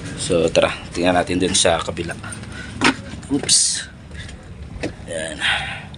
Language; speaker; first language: Filipino; non-native, local second language; Cebuano